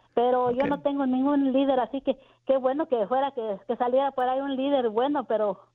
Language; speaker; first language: Spanish; native; Spanish